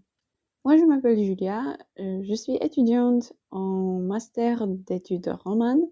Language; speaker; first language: French; non-native, fluent; Polish